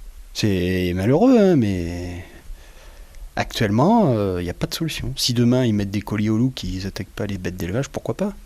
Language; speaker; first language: French; native; French